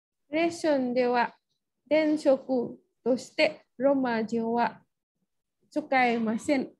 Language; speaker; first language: Japanese; non-native, learner; Bangla